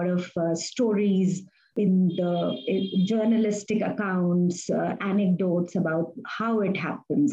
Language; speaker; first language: English; non-native, local second language; Hindi